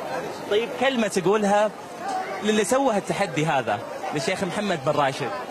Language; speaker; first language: Arabic; native; Arabic